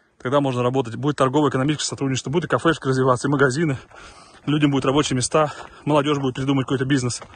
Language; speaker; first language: Russian; native; Russian